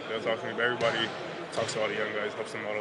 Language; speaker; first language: English; native; English